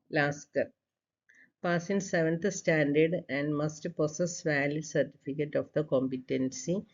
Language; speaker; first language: English; non-native, local second language; Malayalam